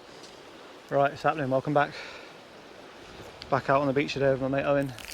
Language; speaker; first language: English; native; English